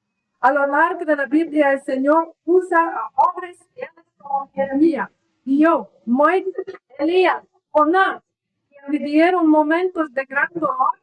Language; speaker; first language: Spanish; non-native, learner; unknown